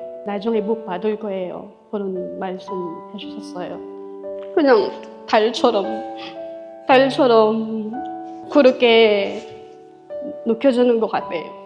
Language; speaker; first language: Korean; non-native, learner; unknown